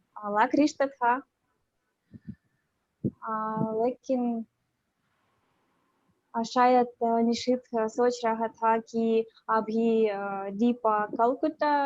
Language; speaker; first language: Hindi; non-native, learner; Russian